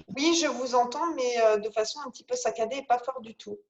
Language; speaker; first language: French; native; French